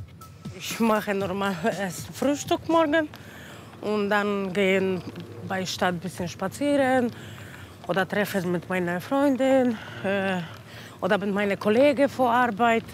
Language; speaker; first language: German; non-native, learner; Polish